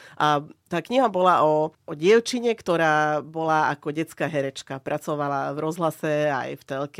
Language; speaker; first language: Slovak; non-native, local second language; Hungarian